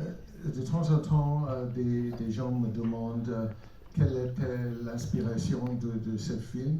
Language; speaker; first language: French; non-native, fluent; English